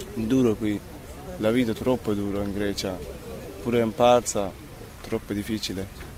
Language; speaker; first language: Italian; non-native, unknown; Persian